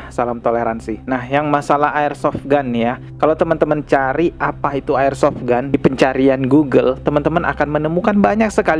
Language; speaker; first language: Indonesian; native; Indonesian